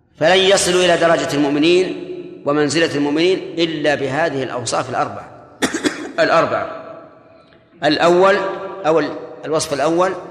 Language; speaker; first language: Arabic; native; Arabic